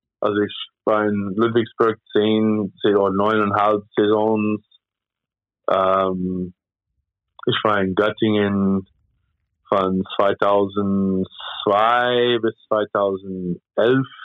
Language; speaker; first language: German; non-native, fluent; English